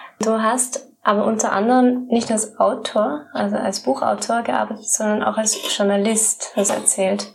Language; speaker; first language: German; native; German